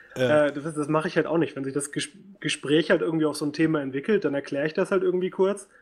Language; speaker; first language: German; native; German